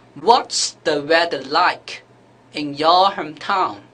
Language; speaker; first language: English; non-native, fluent; Chinese